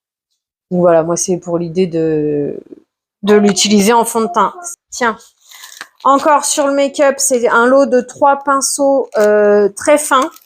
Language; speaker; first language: French; native; French